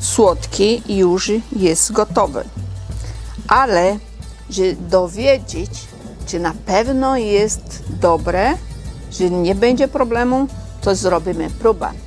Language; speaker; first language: Polish; non-native, learner; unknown